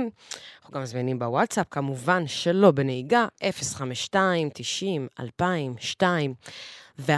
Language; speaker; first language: Hebrew; native; Hebrew